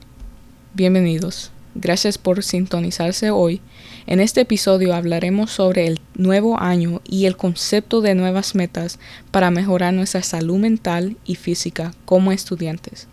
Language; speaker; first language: Spanish; early bilingual, heritage; English